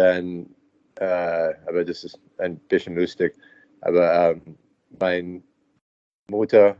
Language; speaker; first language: German; non-native, learner; English